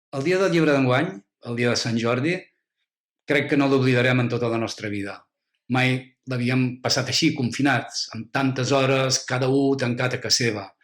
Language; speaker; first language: Catalan; native; Catalan